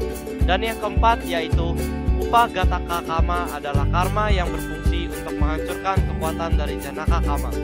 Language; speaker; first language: Indonesian; native; Indonesian